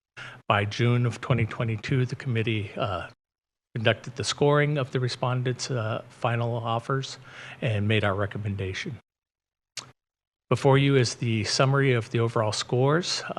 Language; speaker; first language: English; native; English